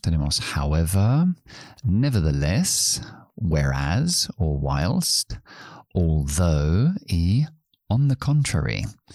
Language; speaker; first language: English; native; English